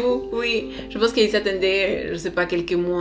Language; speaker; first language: French; non-native, learner; Spanish